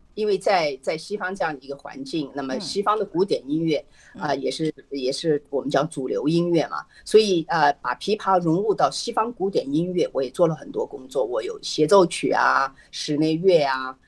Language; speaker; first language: Chinese; native; Chinese